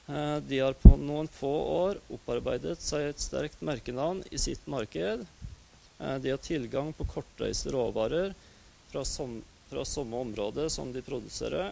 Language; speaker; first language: Norwegian; native; Norwegian